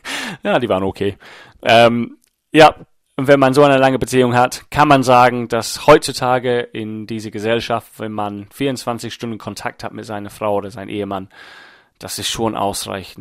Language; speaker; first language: German; non-native, fluent; English